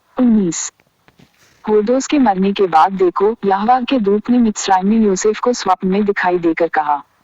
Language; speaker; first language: Hindi; native; Hindi